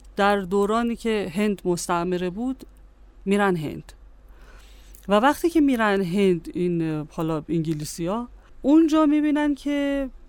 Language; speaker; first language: Persian; native; Persian